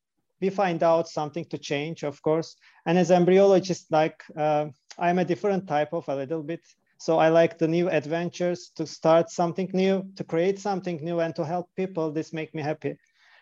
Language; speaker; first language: English; non-native, fluent; Turkish